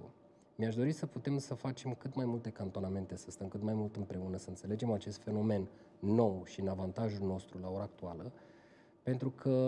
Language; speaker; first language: Romanian; native; Romanian